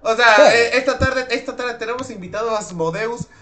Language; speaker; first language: Spanish; native; Spanish